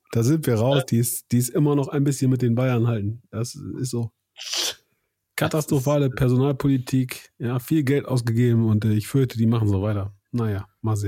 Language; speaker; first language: German; native; German